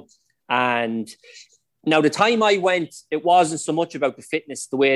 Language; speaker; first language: English; native; English